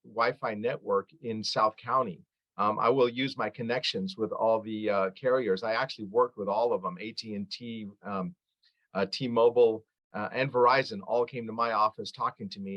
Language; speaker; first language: English; early bilingual, other home language; Arabic